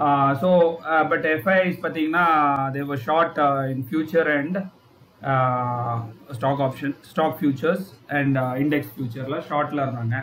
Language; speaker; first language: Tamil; native; Tamil